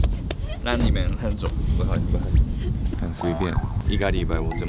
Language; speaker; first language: Chinese; non-native, fluent; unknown